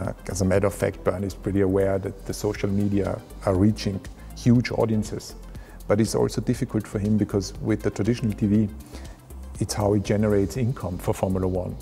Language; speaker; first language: English; non-native, fluent; German